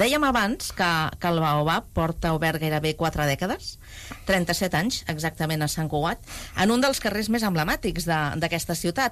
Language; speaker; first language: Catalan; native; Catalan